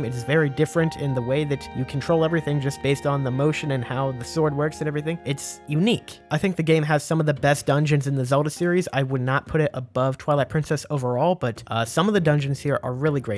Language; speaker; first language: English; native; English